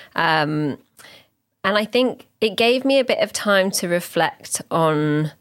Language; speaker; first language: English; native; English